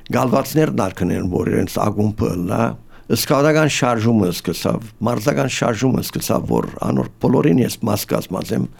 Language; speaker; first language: Armenian; native; Armenian